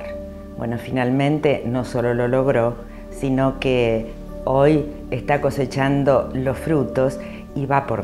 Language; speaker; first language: Spanish; native; Spanish